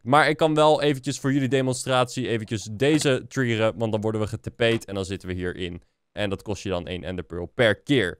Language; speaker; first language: Dutch; native; Dutch